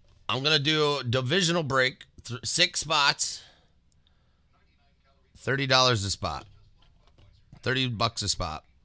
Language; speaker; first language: English; native; English